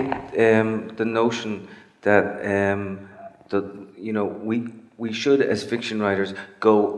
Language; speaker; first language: English; native; English